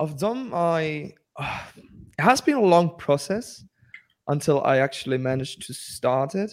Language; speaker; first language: English; non-native, fluent; Spanish